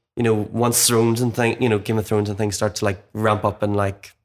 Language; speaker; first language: English; native; English